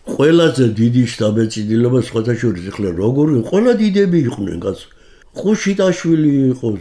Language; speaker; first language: Georgian; native; Georgian